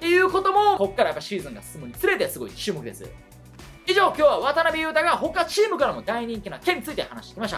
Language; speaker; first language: Japanese; native; Japanese